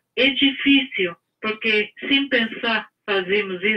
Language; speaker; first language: Portuguese; non-native, fluent; English